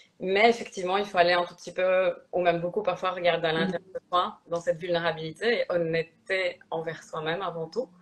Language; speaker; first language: French; early bilingual, other home language; Polish